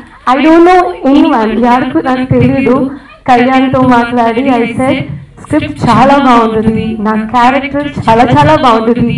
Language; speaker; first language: Telugu; non-native, learner; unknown